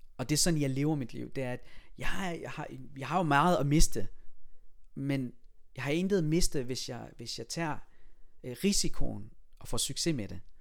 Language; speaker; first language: Danish; early bilingual, other home language; Persian